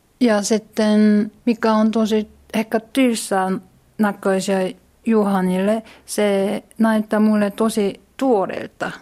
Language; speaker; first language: Finnish; non-native, learner; Korean